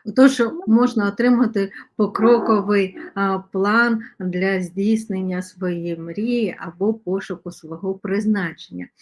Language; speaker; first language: Ukrainian; non-native, local second language; Russian